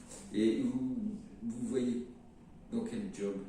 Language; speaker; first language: French; native; French